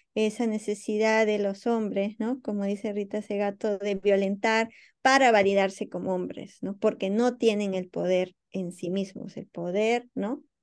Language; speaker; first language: Spanish; native; Spanish